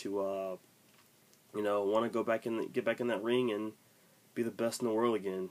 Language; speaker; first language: English; native; English